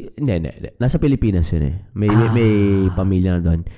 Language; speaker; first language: Filipino; native; Filipino